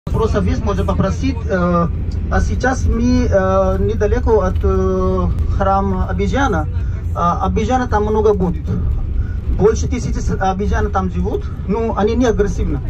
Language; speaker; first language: Russian; non-native, local second language; Hindi